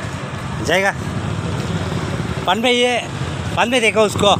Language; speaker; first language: Hindi; non-native, local second language; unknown